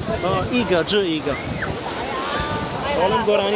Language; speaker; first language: Chinese; non-native, learner; Central Kurdish